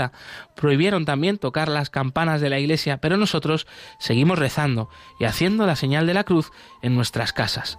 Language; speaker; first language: Spanish; native; Spanish